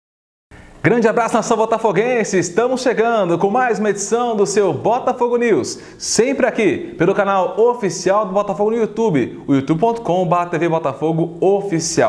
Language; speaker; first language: Portuguese; native; Portuguese